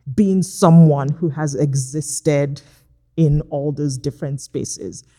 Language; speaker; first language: English; non-native, local second language; Igbo